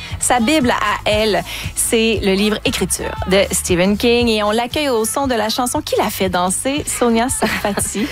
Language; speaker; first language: French; native; French